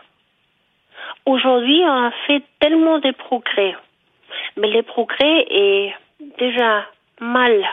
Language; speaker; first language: French; non-native, fluent; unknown